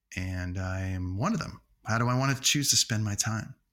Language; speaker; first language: English; native; English